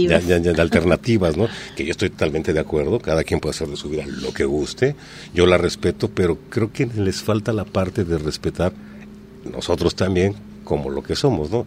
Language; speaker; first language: Spanish; native; Spanish